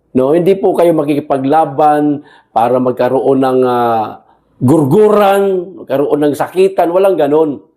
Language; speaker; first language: Filipino; non-native, local second language; Cebuano